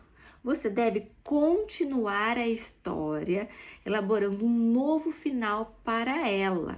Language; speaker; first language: Portuguese; native; Portuguese